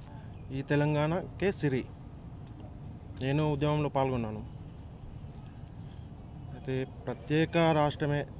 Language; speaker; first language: Telugu; native; Telugu